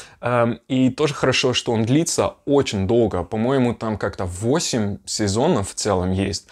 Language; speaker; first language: Russian; non-native, fluent; Dutch